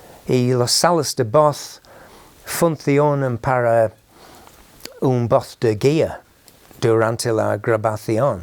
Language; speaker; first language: Spanish; non-native, fluent; English